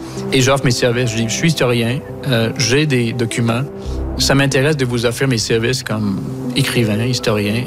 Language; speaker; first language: French; native; French